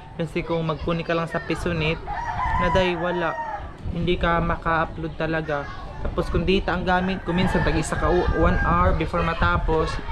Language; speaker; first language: Filipino; non-native, local second language; Cebuano